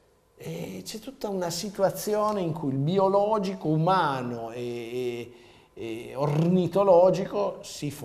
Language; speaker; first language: Italian; native; Italian